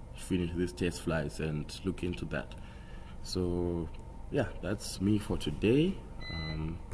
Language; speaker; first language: English; non-native, local second language; Shona